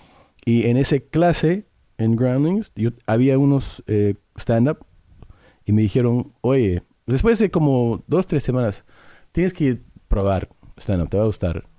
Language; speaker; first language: Spanish; early bilingual, heritage; English